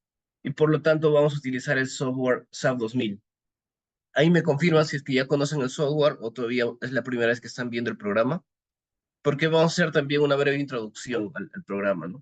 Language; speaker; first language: Spanish; native; Spanish